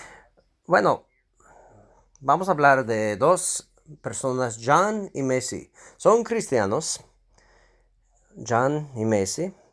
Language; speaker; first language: Spanish; non-native, fluent; English